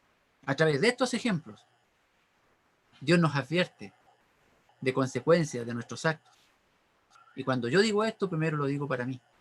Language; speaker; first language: Spanish; native; Spanish